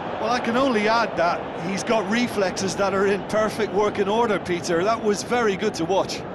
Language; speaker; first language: English; native; English